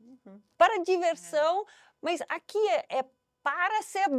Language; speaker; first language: Portuguese; non-native, fluent; Dutch